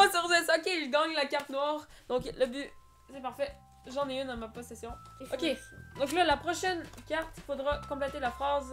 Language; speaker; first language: French; native; French